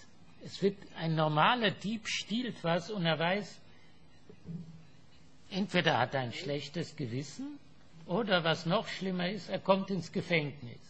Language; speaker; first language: German; non-native, fluent; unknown